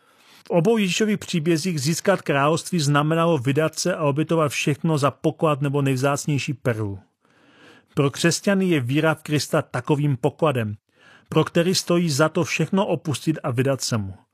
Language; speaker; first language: Czech; native; Czech